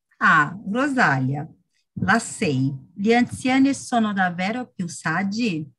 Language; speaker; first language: Italian; non-native, learner; Portuguese